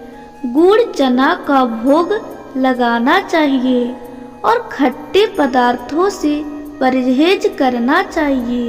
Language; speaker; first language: Hindi; native; Hindi